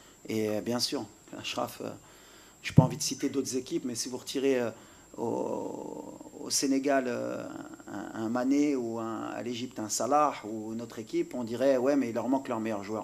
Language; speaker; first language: French; native; French